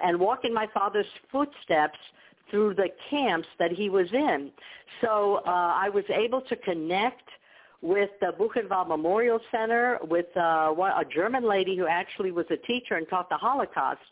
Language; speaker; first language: English; early bilingual, other home language; Ukrainian